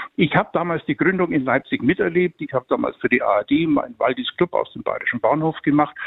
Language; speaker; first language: German; native; German